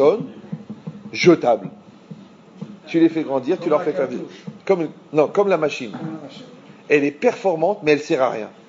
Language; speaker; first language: French; native; French